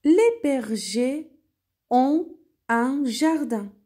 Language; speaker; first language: French; non-native, fluent; Persian